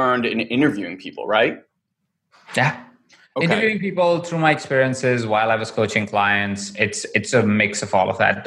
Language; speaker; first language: English; non-native, local second language; Hindi